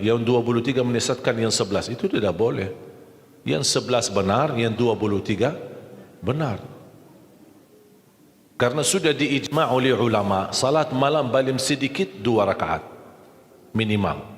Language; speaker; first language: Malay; non-native, fluent; Arabic